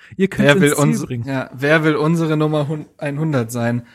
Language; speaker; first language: German; native; German